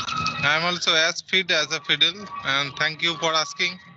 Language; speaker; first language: English; non-native, local second language; Santali